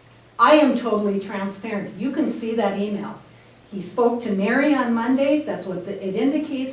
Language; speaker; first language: English; native; English